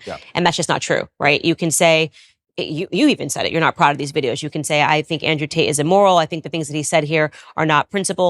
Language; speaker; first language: English; native; English